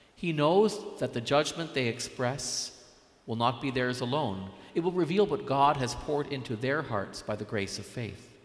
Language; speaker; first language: English; native; English